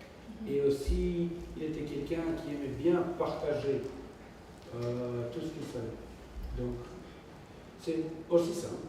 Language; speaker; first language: French; non-native, fluent; Serbian